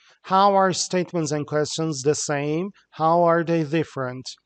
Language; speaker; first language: English; non-native, fluent; Persian